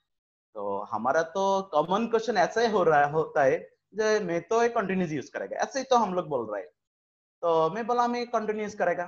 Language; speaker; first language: Hindi; non-native, fluent; Bangla